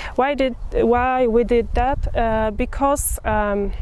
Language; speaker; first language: English; non-native, fluent; Polish